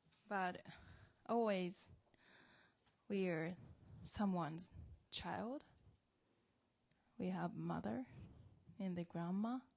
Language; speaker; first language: English; non-native, learner; Japanese